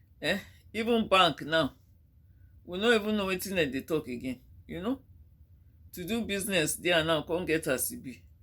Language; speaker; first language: Nigerian Pidgin; non-native, local second language; Yoruba